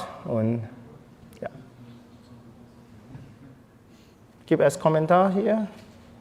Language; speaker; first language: German; non-native, learner; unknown